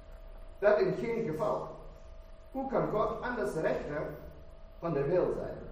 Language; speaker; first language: Dutch; non-native, fluent; German